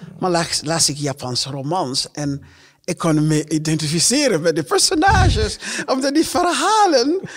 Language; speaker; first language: Dutch; non-native, fluent; English